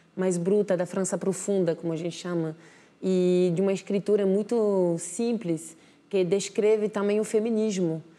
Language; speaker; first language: Portuguese; non-native, fluent; French